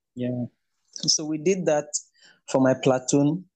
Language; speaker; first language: English; non-native, local second language; Igbo